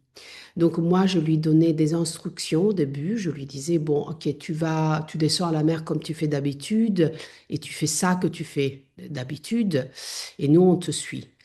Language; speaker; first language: French; non-native, fluent; Italian